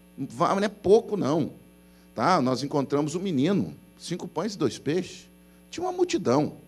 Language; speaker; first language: Portuguese; native; Portuguese